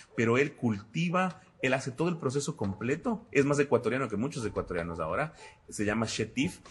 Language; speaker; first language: Spanish; native; Spanish